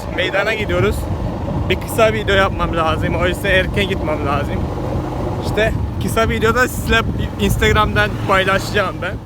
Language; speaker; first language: Turkish; non-native, fluent; Malayalam